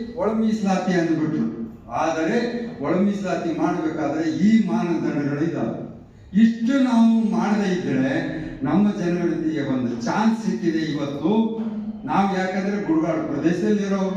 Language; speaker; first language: Kannada; non-native, local second language; Lambadi